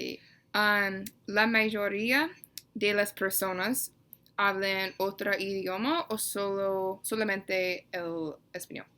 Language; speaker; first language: Spanish; non-native, learner; English